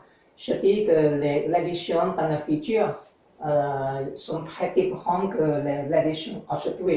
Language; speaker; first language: French; non-native, learner; English